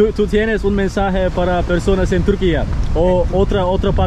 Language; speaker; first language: Spanish; non-native, learner; Turkish